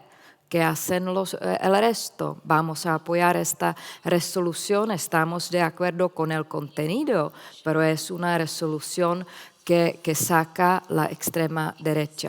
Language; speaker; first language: Spanish; non-native, fluent; Czech